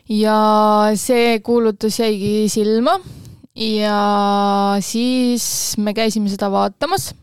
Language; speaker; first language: Estonian; native; Estonian